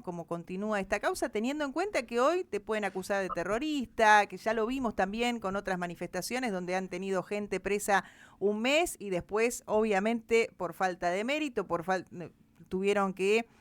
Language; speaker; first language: Spanish; native; Spanish